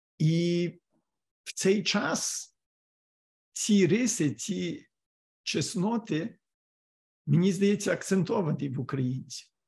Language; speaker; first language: Ukrainian; early bilingual, heritage; Ukrainian